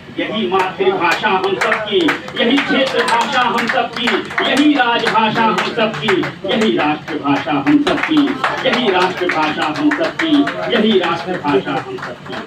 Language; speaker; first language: Hindi; native; Hindi